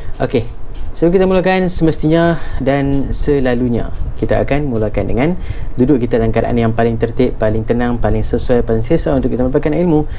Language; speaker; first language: Malay; native; Malay